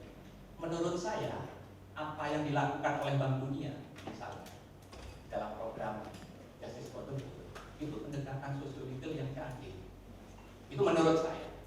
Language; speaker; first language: Indonesian; native; Indonesian